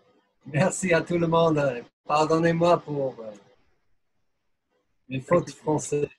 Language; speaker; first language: French; non-native, fluent; English